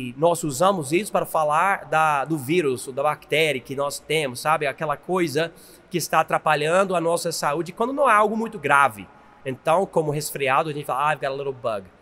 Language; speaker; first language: Portuguese; non-native, fluent; English